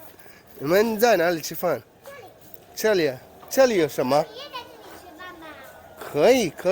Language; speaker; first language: Chinese; non-native, learner; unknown